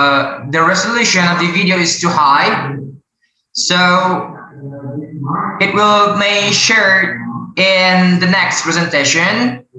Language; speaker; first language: English; non-native, learner; Indonesian